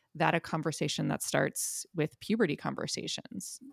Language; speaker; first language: English; native; English